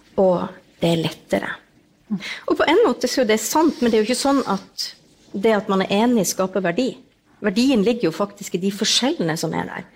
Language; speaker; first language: Norwegian; native; Norwegian